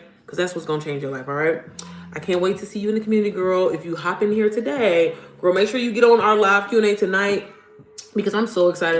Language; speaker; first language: English; native; English